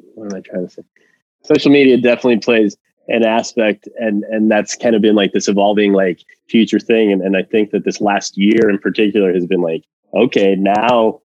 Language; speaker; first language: English; non-native, fluent; Spanish